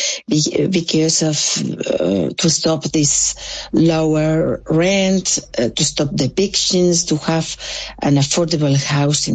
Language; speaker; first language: English; non-native, local second language; Spanish